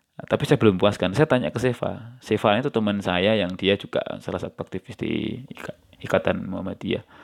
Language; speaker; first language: Indonesian; non-native, local second language; Javanese